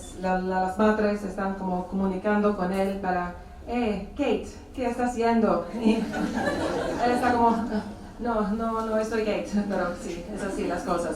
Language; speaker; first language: Spanish; non-native, fluent; English